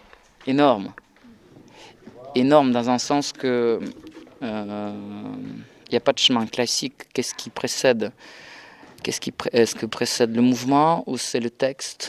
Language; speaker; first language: French; non-native, fluent; Russian